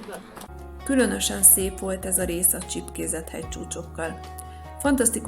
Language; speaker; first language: Hungarian; native; Hungarian